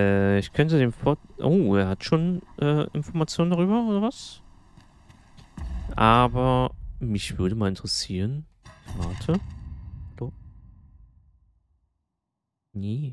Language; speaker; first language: German; native; German